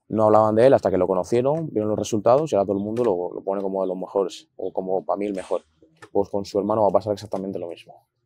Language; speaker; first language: Spanish; early bilingual, other home language; Arabic